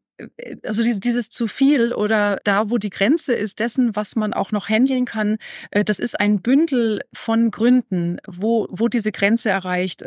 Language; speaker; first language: German; native; German